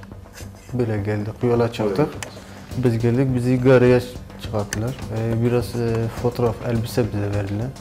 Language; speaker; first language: Turkish; non-native, learner; Kurdish